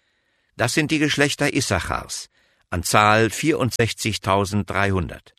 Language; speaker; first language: German; native; German